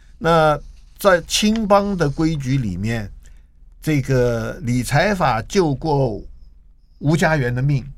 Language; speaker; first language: Chinese; native; Chinese